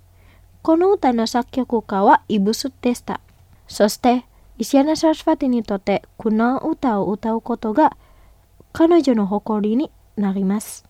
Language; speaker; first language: Japanese; non-native, fluent; Indonesian